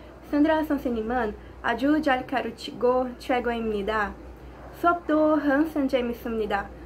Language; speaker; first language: Korean; non-native, learner; Portuguese